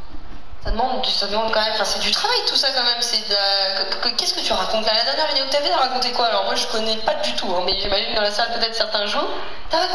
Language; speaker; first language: French; native; French